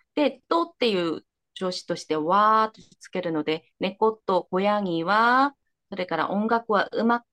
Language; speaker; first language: Japanese; non-native, fluent; Korean